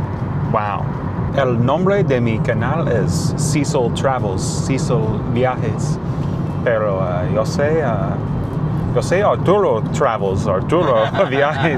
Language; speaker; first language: Spanish; non-native, learner; English